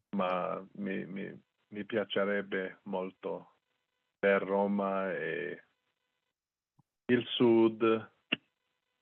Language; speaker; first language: Italian; non-native, learner; English